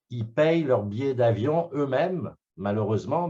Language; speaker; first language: French; native; French